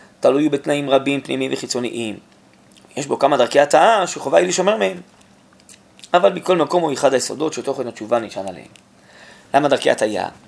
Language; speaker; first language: Hebrew; native; Hebrew